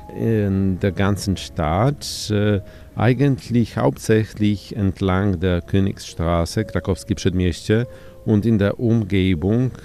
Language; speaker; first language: German; non-native, fluent; Polish